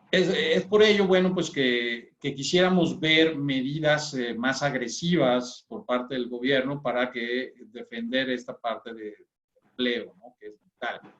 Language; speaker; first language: Spanish; native; Spanish